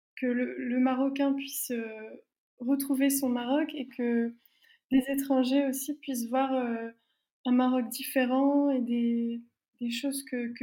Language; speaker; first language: French; native; French